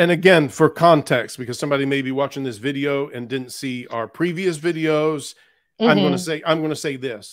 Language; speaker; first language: English; native; English